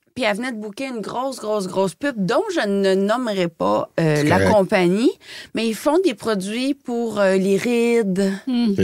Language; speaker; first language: French; native; French